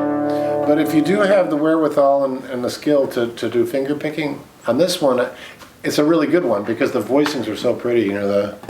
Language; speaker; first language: English; native; English